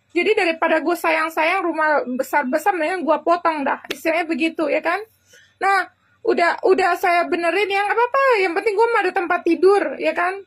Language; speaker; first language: Indonesian; native; Indonesian